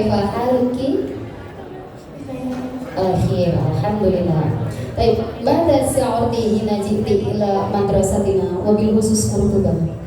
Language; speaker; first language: Arabic; non-native, learner; Indonesian